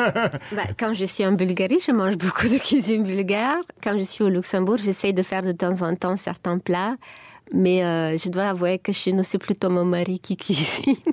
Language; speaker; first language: French; non-native, fluent; Bulgarian